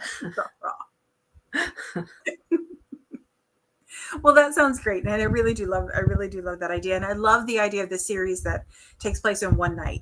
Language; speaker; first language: English; native; English